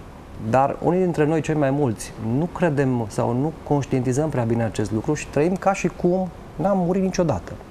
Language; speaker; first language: Romanian; native; Romanian